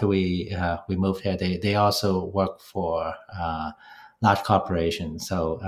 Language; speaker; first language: English; non-native, local second language; Cantonese